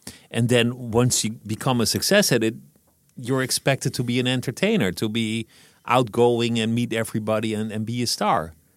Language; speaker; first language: English; non-native, fluent; Dutch